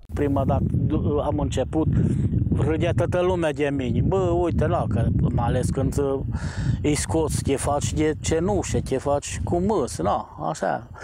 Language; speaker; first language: Romanian; non-native, local second language; Slovak